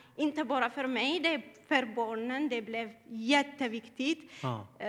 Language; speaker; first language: Swedish; non-native, learner; Tigrinya